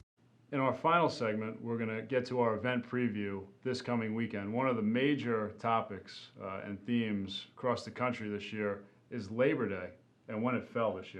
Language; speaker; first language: English; native; English